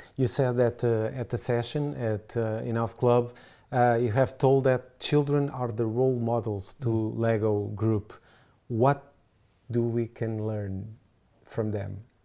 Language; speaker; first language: English; non-native, fluent; Portuguese